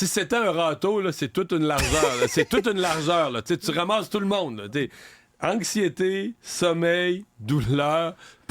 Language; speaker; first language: French; native; French